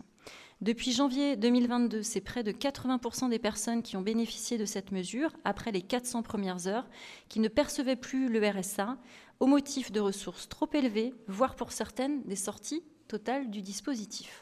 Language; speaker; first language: French; native; French